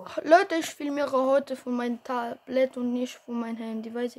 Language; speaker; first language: German; non-native, learner; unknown